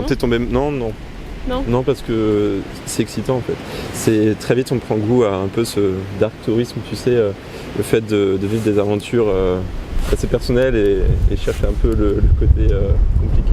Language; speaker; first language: French; native; French